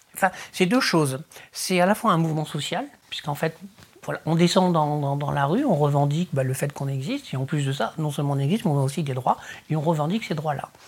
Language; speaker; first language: French; early bilingual, other home language; Spanish